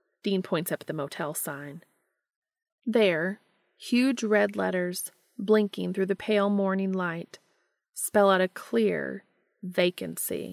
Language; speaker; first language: English; native; English